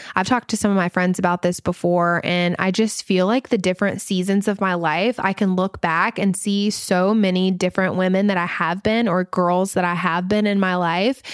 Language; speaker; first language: English; native; English